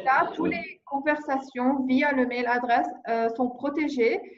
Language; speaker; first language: French; non-native, learner; English